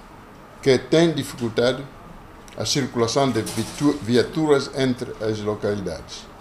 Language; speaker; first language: Portuguese; non-native, local second language; Kongo